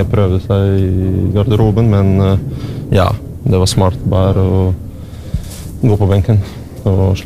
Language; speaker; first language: Norwegian; non-native, learner; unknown